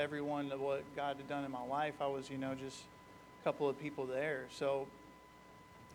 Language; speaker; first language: English; native; English